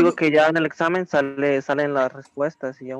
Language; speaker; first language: Spanish; native; Spanish